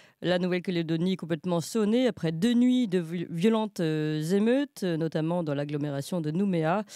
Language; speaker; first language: French; native; French